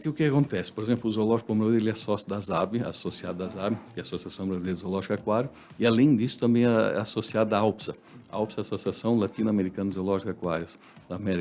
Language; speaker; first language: Portuguese; native; Portuguese